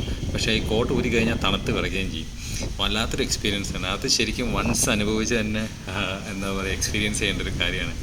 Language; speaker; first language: Malayalam; native; Malayalam